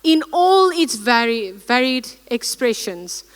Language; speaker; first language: English; non-native, local second language; Afrikaans